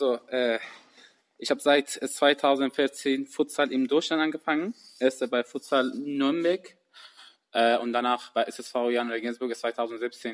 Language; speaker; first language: German; non-native, learner; Persian